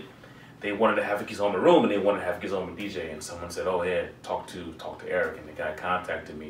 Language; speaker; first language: English; native; English